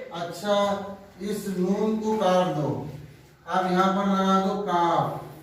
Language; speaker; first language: Hindi; native; Hindi